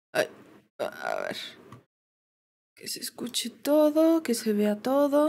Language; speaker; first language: Spanish; native; Spanish